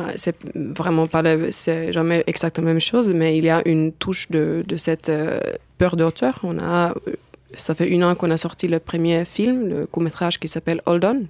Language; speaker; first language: French; non-native, fluent; Finnish